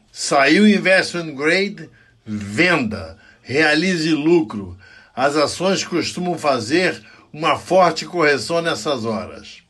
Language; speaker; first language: Portuguese; native; Portuguese